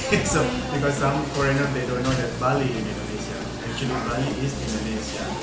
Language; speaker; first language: English; non-native, learner; Indonesian